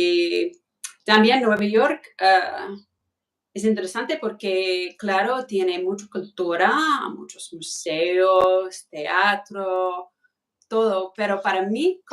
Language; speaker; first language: Spanish; non-native, fluent; English